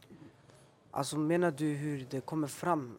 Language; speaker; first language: Swedish; early bilingual, other home language; Albanian